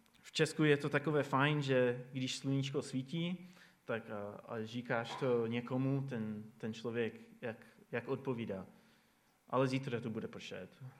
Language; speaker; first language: Czech; non-native, fluent; English